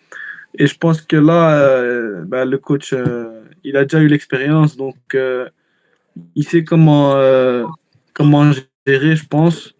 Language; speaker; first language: French; early bilingual, heritage; Arabic